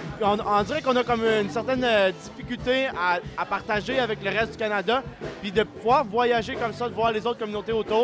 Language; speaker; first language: French; native; French